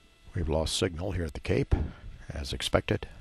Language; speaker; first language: English; native; English